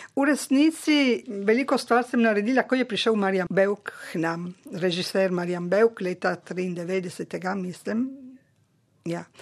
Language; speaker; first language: Slovenian; native; Slovenian